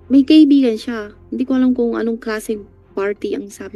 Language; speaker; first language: Filipino; non-native, learner; Chinese